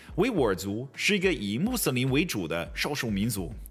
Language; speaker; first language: Chinese; non-native, fluent; English